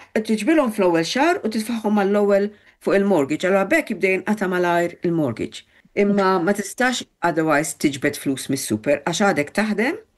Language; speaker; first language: Maltese; early bilingual, heritage; Maltese